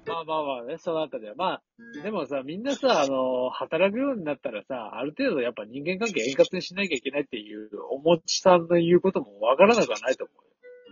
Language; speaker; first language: Japanese; native; Japanese